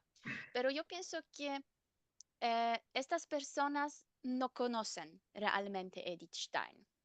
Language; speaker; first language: Spanish; non-native, fluent; German